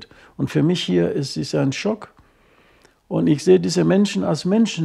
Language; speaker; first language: German; non-native, fluent; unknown